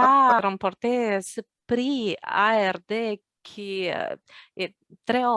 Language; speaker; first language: French; non-native, fluent; Romanian